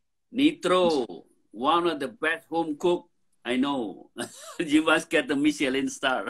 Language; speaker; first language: English; non-native, fluent; Indonesian